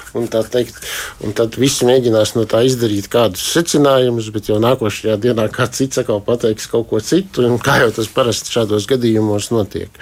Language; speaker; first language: Latvian; native; Latvian